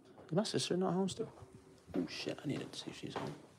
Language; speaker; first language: English; native; English